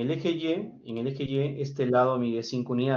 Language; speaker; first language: Spanish; native; Spanish